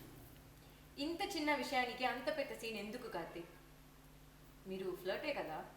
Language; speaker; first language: Telugu; non-native, learner; Tamil